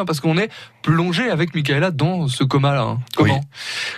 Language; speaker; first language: French; native; French